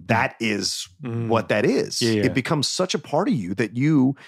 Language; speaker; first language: English; native; English